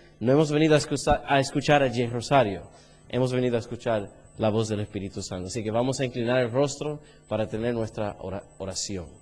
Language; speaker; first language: Spanish; early bilingual, heritage; Spanish